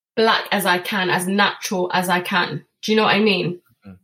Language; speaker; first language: English; native; English